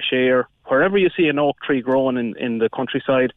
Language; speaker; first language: English; native; English